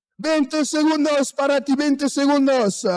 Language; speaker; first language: Spanish; non-native, learner; French